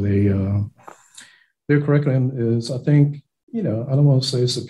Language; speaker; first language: English; non-native, fluent; Japanese